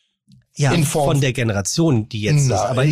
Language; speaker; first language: German; native; German